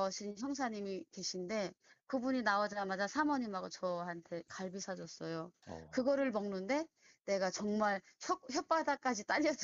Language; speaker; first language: Korean; native; Korean